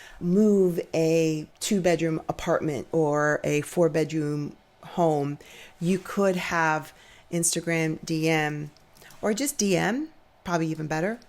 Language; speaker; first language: English; native; English